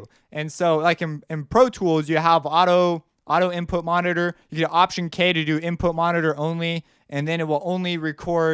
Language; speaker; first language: English; native; English